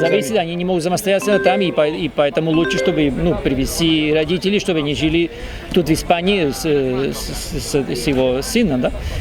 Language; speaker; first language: Russian; non-native, fluent; Spanish